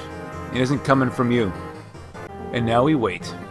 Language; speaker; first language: English; native; English